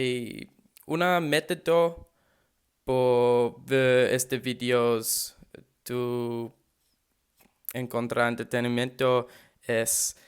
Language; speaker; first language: Spanish; non-native, learner; English